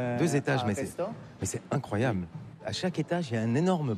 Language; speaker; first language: French; native; French